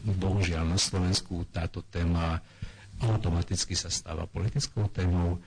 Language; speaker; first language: Slovak; non-native, local second language; Hungarian